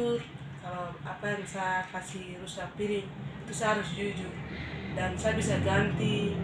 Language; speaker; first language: Indonesian; non-native, local second language; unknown